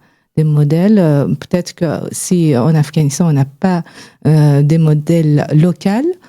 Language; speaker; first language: French; non-native, fluent; Persian